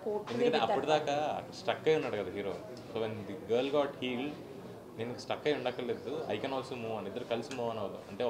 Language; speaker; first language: Telugu; native; Telugu